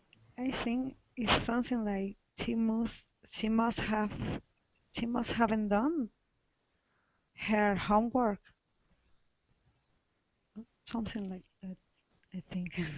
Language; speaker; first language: English; non-native, learner; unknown